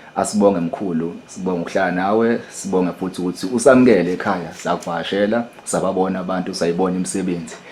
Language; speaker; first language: Zulu; native; Zulu